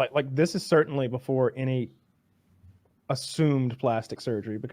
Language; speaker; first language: English; native; English